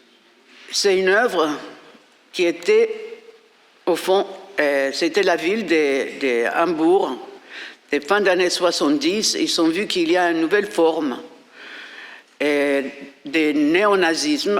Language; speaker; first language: French; non-native, fluent; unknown